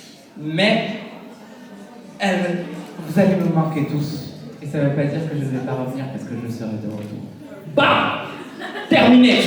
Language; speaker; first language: French; native; French